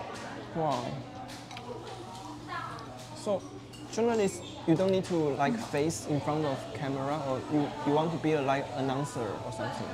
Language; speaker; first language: English; non-native, learner; Chinese